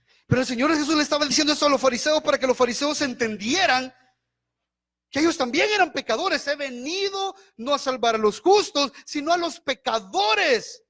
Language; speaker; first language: Spanish; native; Spanish